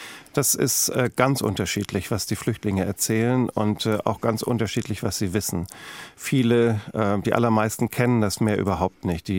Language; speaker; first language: German; native; German